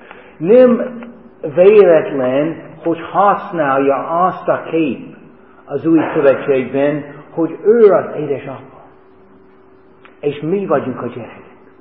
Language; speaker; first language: Hungarian; non-native, fluent; English